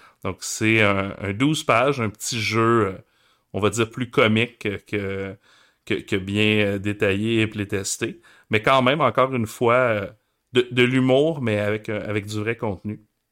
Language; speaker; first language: French; native; French